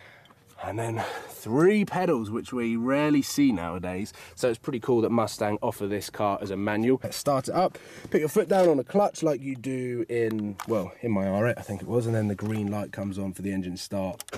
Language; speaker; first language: English; native; English